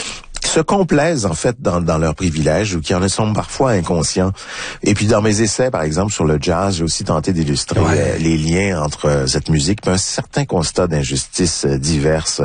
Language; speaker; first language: French; native; French